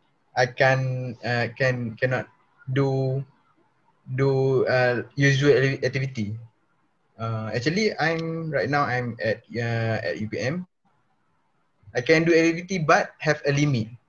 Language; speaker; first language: English; non-native, local second language; Malay